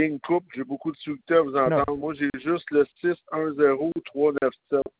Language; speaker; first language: French; native; French